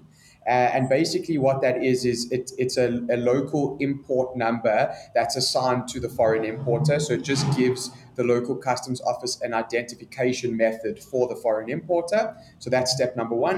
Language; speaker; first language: English; native; English